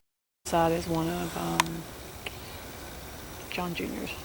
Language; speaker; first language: English; native; English